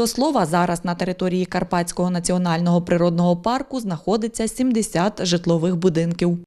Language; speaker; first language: Ukrainian; native; Ukrainian